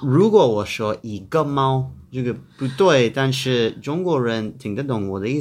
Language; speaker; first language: Chinese; non-native, fluent; English